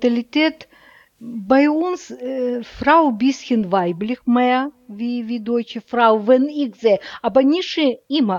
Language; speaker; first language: German; non-native, learner; Russian